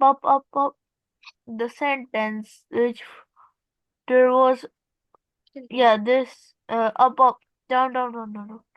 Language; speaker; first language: English; non-native, local second language; Urdu